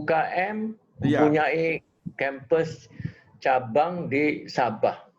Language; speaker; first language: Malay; non-native, local second language; Javanese